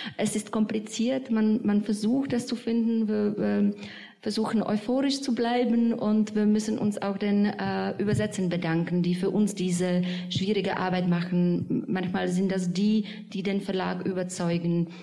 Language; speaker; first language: German; non-native, fluent; Czech